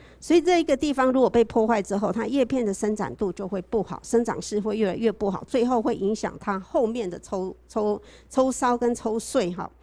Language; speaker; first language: Chinese; native; Chinese